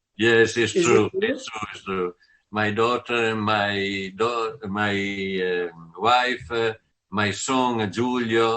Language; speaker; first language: English; non-native, learner; Italian